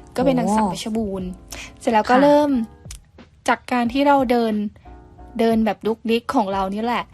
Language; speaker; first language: Thai; native; Thai